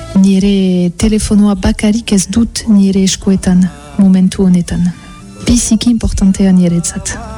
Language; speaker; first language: Basque; non-native, local second language; French